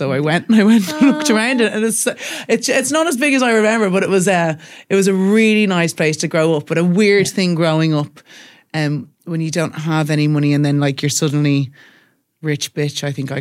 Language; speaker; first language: English; native; English